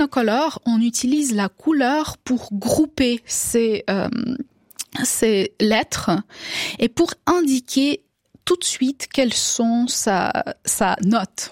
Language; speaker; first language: French; non-native, fluent; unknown